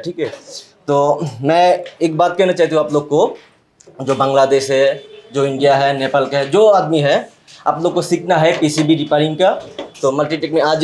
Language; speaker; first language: Hindi; non-native, learner; Bangla